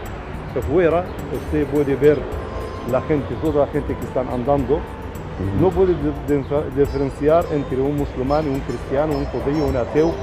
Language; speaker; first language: Spanish; non-native, fluent; Arabic